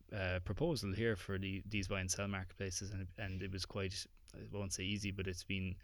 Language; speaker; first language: English; native; English